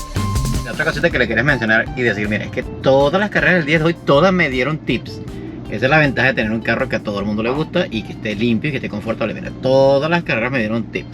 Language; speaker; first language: Spanish; native; Spanish